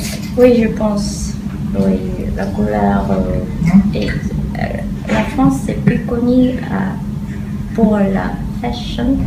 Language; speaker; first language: French; non-native, learner; Korean